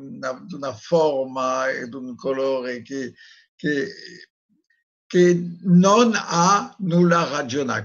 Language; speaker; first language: Italian; non-native, fluent; French